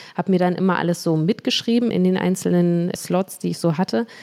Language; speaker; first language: German; native; German